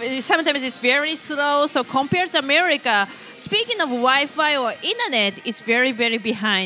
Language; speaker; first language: English; non-native, fluent; Japanese